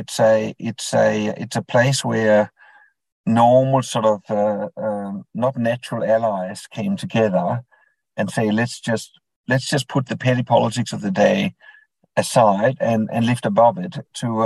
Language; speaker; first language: English; non-native, fluent; Danish